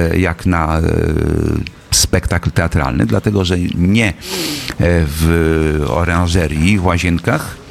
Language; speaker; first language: Polish; native; Polish